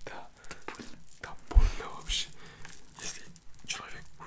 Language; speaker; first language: Russian; non-native, learner; French